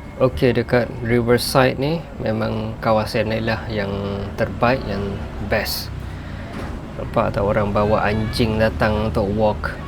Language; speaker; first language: Malay; non-native, fluent; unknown